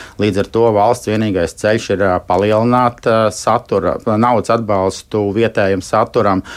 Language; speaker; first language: Latvian; native; Latvian